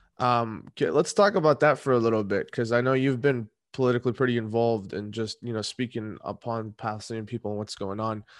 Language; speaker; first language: English; native; English